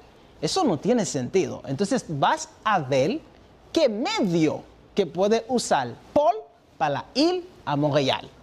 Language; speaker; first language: Spanish; non-native, fluent; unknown